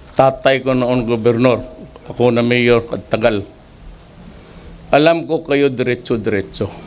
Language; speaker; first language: Filipino; non-native, local second language; Cebuano